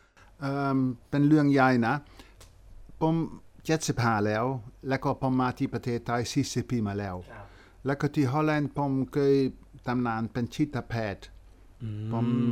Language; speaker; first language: Thai; non-native, fluent; Dutch